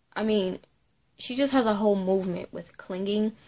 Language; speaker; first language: English; native; English